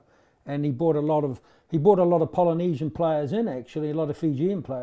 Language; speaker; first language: English; native; English